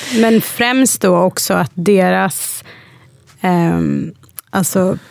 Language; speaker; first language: Swedish; early bilingual, other home language; Arabic